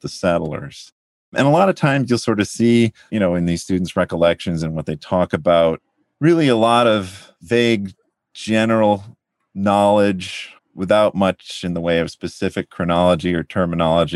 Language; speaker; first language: English; native; English